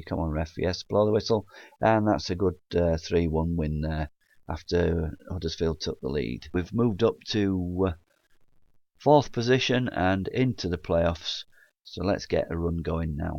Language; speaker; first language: English; native; English